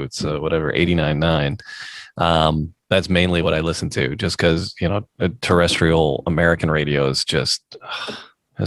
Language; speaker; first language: English; native; English